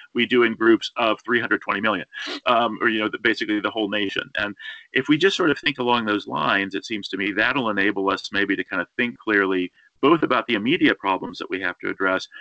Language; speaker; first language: English; native; English